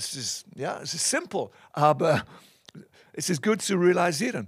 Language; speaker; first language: German; non-native, fluent; English